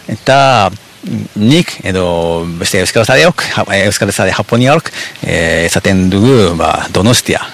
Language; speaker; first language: Basque; non-native, fluent; Japanese